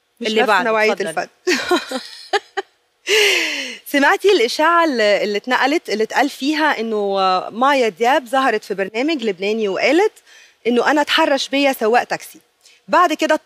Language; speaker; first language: Arabic; native; Arabic